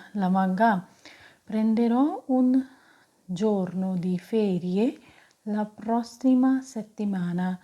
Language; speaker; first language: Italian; non-native, fluent; Punjabi